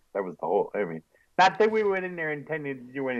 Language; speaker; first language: English; native; English